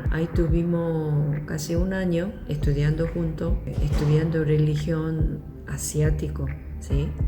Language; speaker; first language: Spanish; non-native, local second language; Korean